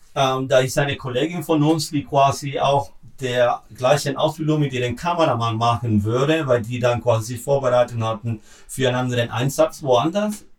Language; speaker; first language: German; non-native, learner; Spanish